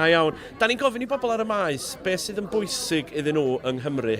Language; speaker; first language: Welsh; native; Welsh